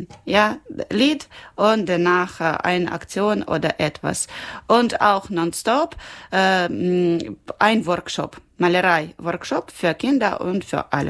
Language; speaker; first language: German; non-native, learner; Ukrainian